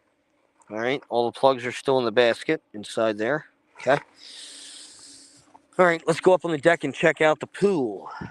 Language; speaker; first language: English; native; English